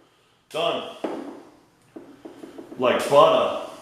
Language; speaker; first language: English; native; English